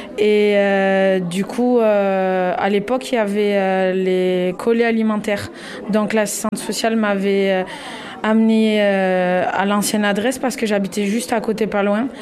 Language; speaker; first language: French; native; French